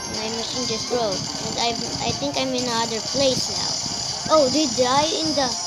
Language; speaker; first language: English; non-native, local second language; Filipino